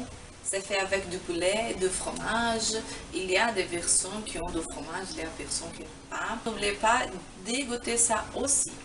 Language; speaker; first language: French; non-native, fluent; Portuguese